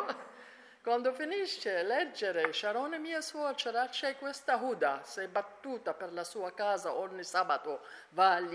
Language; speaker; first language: Italian; non-native, learner; Arabic